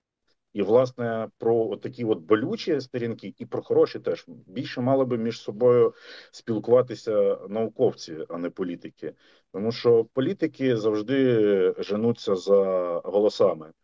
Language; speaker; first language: Ukrainian; native; Ukrainian